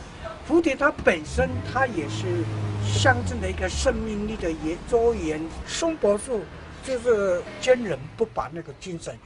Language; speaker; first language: Chinese; native; Chinese